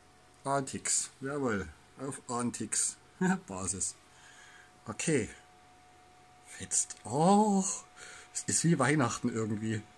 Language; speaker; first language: German; native; German